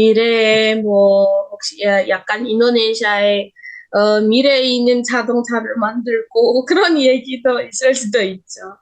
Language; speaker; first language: Korean; non-native, learner; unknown